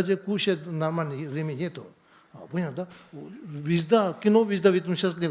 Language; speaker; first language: Russian; non-native, learner; Tibetan